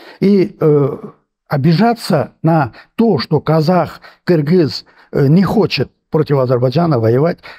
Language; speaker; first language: Russian; non-native, local second language; Armenian